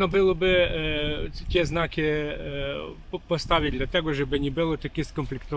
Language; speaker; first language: Polish; non-native, learner; Ukrainian